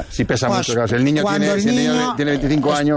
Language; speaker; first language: Spanish; native; Spanish